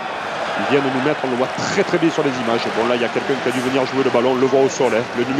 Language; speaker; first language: French; native; French